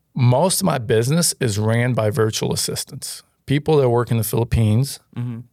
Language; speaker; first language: English; non-native, fluent; Ukrainian